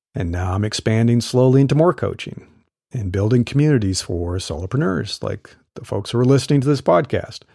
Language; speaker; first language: English; native; English